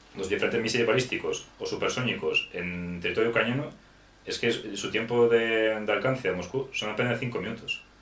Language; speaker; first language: Spanish; non-native, fluent; Ukrainian